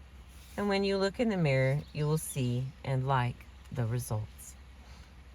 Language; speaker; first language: English; native; English